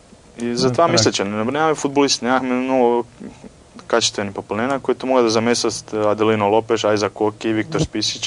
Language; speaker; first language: Bulgarian; non-native, fluent; Croatian